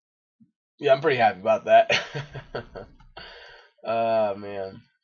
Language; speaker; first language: English; native; English